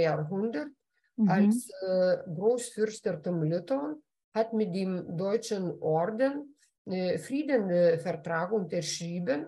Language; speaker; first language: German; non-native, fluent; Lithuanian